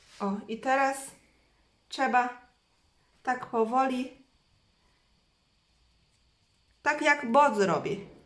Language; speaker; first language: Polish; non-native, learner; Chinese